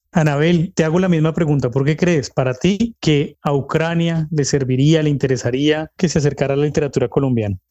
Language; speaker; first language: Spanish; native; Spanish